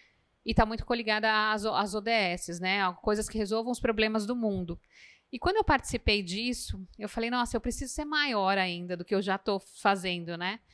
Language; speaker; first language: Portuguese; native; Portuguese